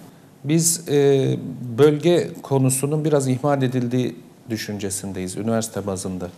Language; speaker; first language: Turkish; native; Turkish